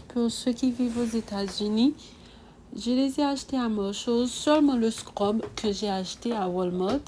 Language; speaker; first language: French; non-native, local second language; Haitian Creole